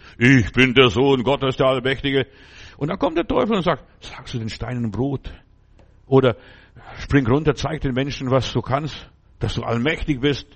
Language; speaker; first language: German; non-native, fluent; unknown